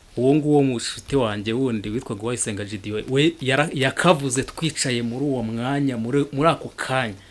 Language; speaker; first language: Kinyarwanda; early bilingual, heritage; Kinyarwanda